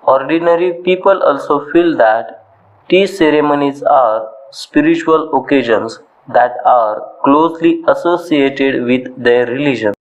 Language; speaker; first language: English; non-native, local second language; Marathi